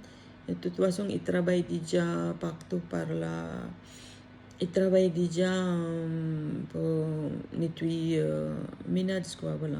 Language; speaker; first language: French; non-native, learner; Filipino